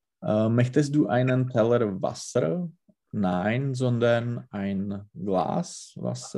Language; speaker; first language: German; non-native, learner; Czech